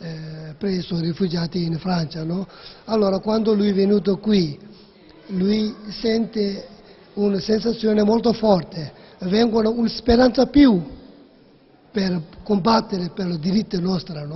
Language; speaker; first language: Italian; non-native, learner; Tibetan